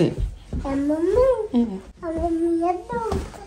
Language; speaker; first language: Portuguese; early bilingual, heritage; Portuguese